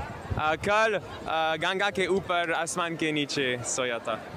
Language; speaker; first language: Hindi; non-native, learner; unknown